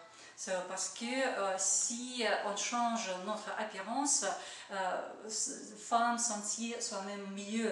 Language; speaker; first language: French; non-native, learner; Russian